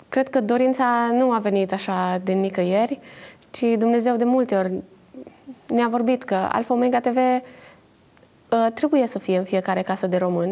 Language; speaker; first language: Romanian; native; Romanian